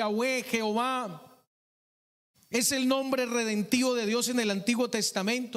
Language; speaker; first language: Spanish; native; Spanish